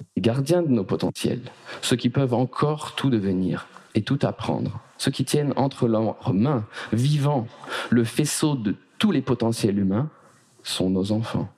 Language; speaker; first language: French; native; French